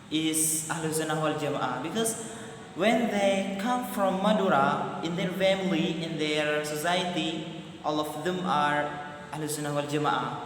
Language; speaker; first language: English; non-native, learner; Madurese